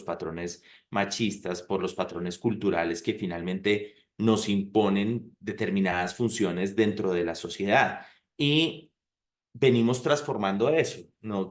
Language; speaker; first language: Spanish; native; Spanish